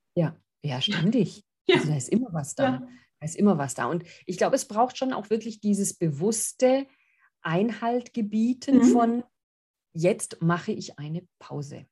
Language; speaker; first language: German; early bilingual, other home language; Greek